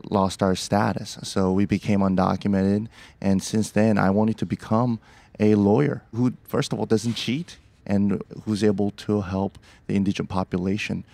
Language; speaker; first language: English; early bilingual, other home language; Korean